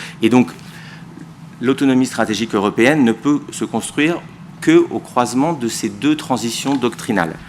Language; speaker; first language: French; native; French